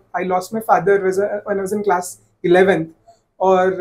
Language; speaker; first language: Hindi; non-native, local second language; Odia